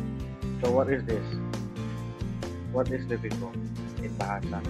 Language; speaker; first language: English; non-native, fluent; Indonesian